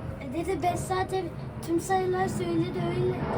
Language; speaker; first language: Turkish; native; Turkish